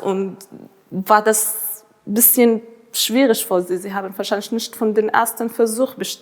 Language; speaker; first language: German; non-native, fluent; Arabic